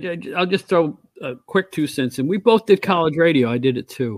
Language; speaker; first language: English; native; English